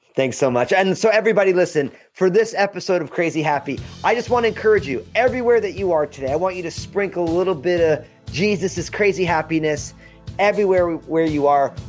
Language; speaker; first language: English; early bilingual, other home language; Italian